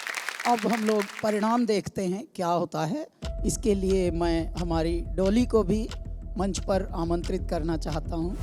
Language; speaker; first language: Hindi; native; Hindi